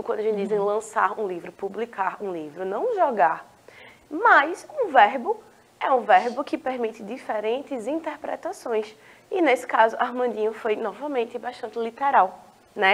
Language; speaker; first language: Portuguese; native; Portuguese